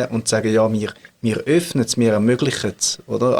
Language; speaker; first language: German; native; German